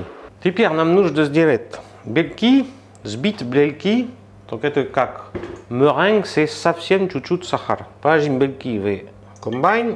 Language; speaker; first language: Russian; non-native, learner; French